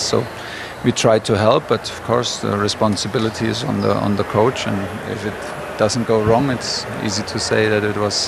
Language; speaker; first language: English; non-native, fluent; German